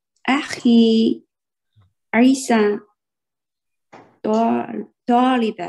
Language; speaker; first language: Arabic; non-native, learner; Chinese